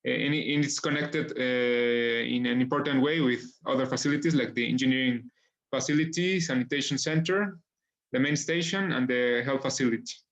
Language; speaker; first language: English; non-native, fluent; Spanish